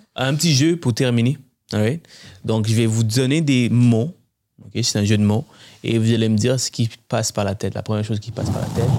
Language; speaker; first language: French; early bilingual, other home language; Tamil